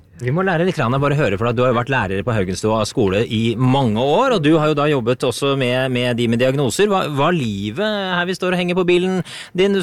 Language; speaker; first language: Norwegian; native; Norwegian